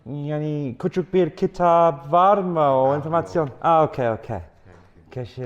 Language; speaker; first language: Turkish; non-native, learner; English